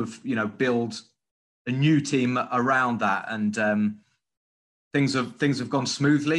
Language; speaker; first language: English; native; English